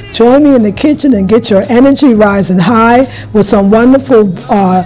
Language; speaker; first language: English; native; English